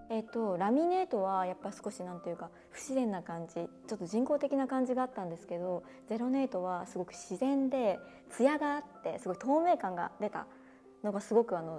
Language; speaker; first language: Japanese; native; Japanese